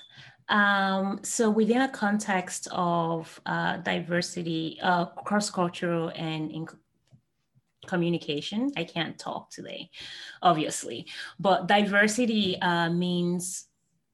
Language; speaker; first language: English; non-native, local second language; Igbo